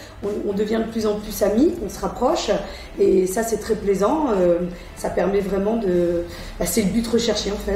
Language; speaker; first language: French; native; French